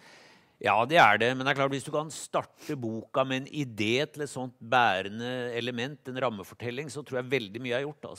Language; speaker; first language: Norwegian; native; Norwegian